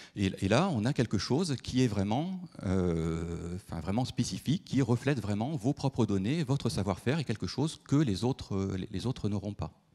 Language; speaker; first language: French; native; French